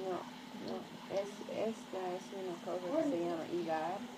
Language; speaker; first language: Spanish; non-native, learner; English